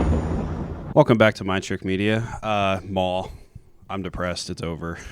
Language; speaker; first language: English; native; English